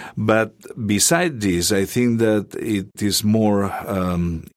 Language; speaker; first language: English; non-native, fluent; Spanish